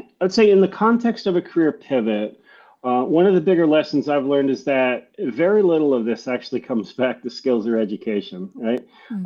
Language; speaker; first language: English; native; English